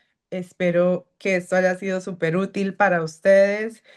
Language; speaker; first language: Spanish; early bilingual, heritage; Spanish